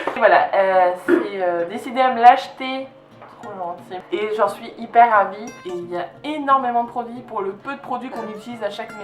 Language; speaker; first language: French; native; French